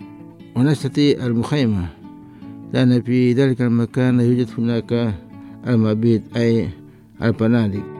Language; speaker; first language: Arabic; non-native, fluent; Indonesian